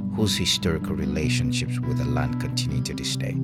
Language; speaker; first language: English; non-native, local second language; Yoruba